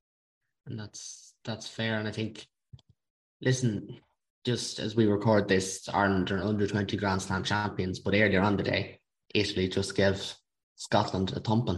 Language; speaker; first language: English; native; English